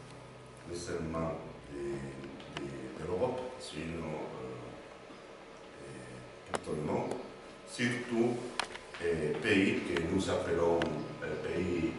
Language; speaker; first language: French; non-native, learner; Spanish